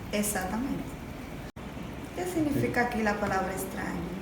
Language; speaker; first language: Portuguese; non-native, learner; Spanish